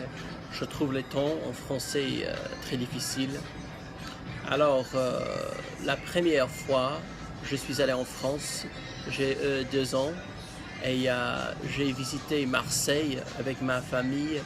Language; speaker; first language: French; non-native, learner; English